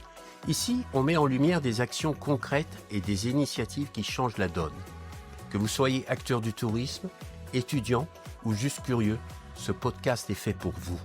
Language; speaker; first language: French; native; French